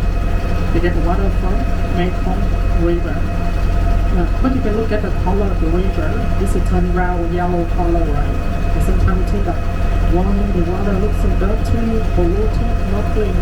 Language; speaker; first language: English; non-native, learner; Vietnamese